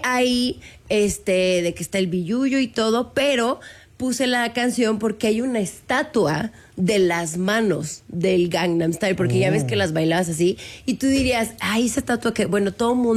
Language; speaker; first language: Spanish; native; Spanish